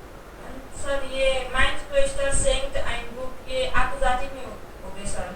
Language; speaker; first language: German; non-native, learner; Hindi